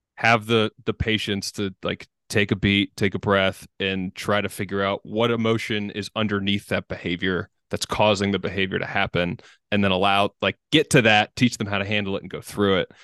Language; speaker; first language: English; native; English